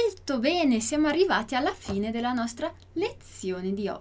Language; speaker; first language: Italian; non-native, fluent; Portuguese